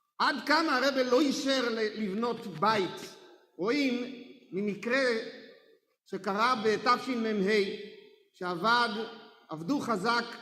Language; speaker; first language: Hebrew; native; Hebrew